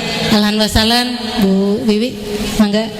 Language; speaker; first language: Indonesian; native; Indonesian